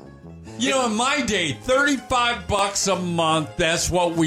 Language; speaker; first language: English; native; English